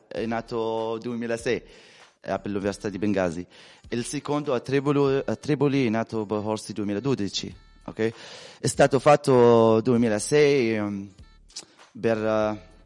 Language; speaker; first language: Italian; non-native, fluent; Arabic